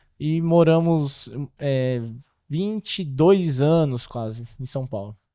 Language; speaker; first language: Portuguese; early bilingual, other home language; Korean